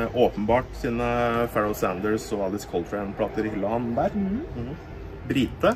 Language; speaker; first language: Norwegian; native; Norwegian